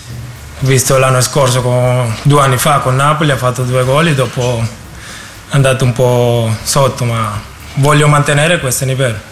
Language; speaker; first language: Italian; non-native, learner; Spanish